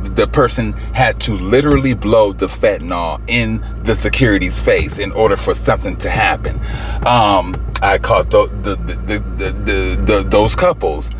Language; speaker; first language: English; native; English